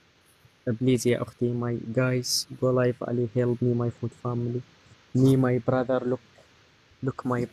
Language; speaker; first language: English; non-native, learner; Arabic